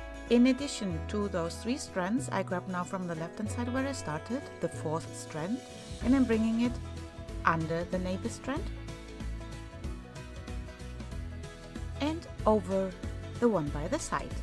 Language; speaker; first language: English; non-native, fluent; German